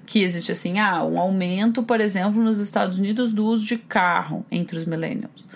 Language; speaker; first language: Portuguese; native; Portuguese